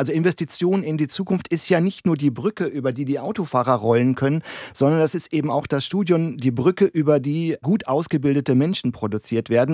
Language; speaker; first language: German; native; German